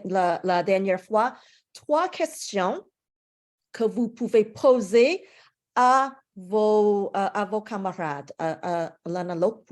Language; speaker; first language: French; non-native, fluent; Cantonese